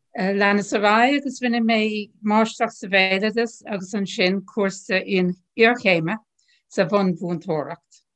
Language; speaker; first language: Irish; non-native, local second language; English